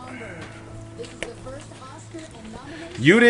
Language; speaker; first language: English; native; English